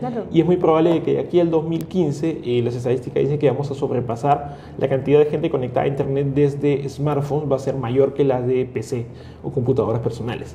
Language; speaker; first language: Spanish; native; Spanish